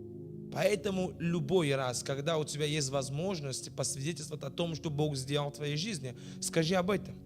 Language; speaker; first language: Russian; non-native, fluent; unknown